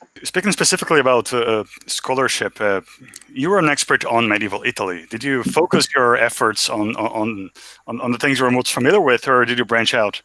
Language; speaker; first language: English; non-native, fluent; Portuguese